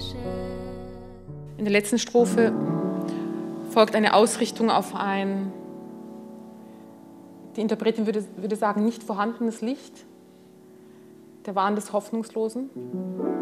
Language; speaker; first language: German; non-native, fluent; Hungarian